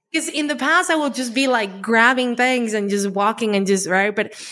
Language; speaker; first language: English; non-native, fluent; Spanish